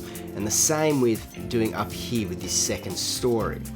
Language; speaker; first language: English; native; English